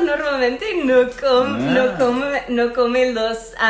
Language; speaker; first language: Spanish; non-native, fluent; English